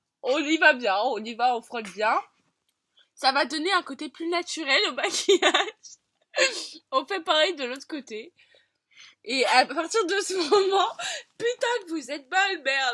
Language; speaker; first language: French; native; French